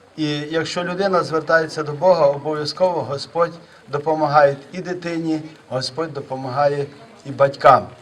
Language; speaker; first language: Ukrainian; native; Ukrainian